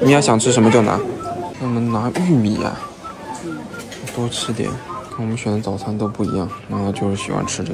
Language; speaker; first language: Chinese; native; Chinese